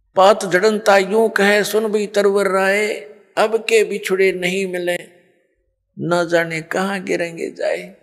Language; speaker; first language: Hindi; native; Hindi